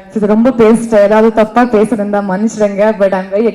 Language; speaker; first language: Tamil; non-native, learner; Kannada